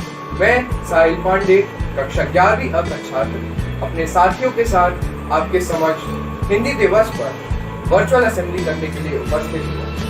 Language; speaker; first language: Hindi; native; Hindi